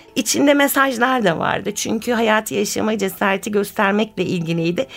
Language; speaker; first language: Turkish; native; Turkish